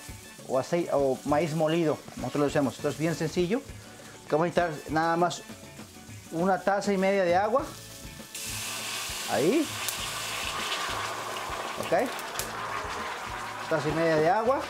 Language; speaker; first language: Spanish; native; Spanish